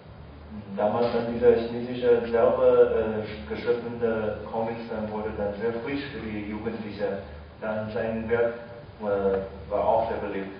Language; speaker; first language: German; non-native, fluent; Chinese